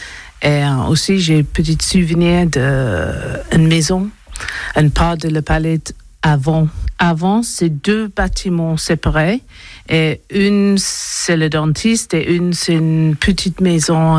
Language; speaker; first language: French; non-native, learner; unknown